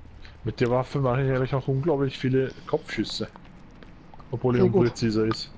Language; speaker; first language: German; native; German